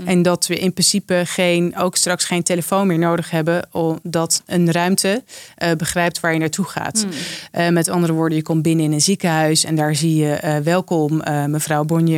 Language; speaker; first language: Dutch; native; Dutch